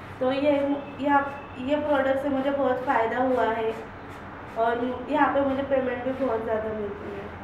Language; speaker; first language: Hindi; non-native, local second language; Marathi